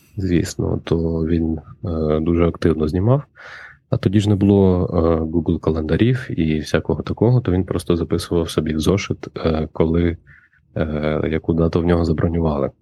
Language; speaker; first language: Ukrainian; native; Ukrainian